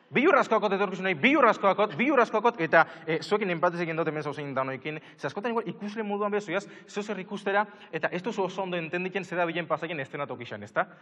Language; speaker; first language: Basque; native; Basque